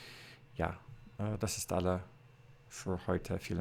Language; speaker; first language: German; non-native, learner; English